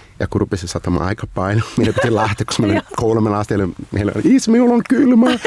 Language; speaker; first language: Finnish; non-native, learner; Portuguese